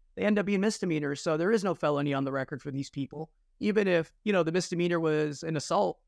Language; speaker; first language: English; native; English